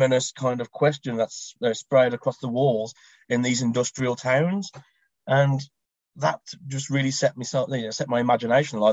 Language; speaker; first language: English; native; English